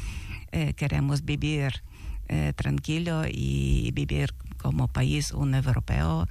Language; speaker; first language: Spanish; non-native, learner; Ukrainian